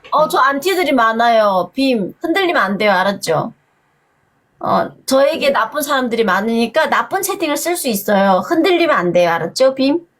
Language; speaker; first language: Korean; native; Korean